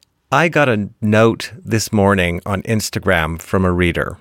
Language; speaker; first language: English; native; English